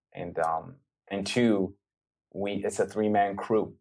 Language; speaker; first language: English; native; English